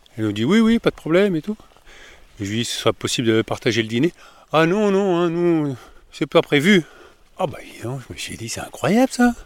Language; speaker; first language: French; native; French